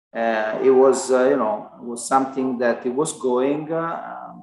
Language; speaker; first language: English; non-native, learner; Italian